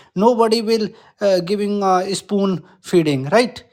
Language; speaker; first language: English; non-native, local second language; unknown